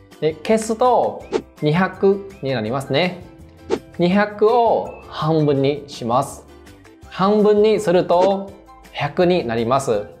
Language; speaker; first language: Japanese; non-native, fluent; Vietnamese